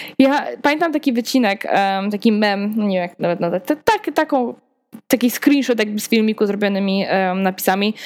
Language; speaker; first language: Polish; early bilingual, heritage; Polish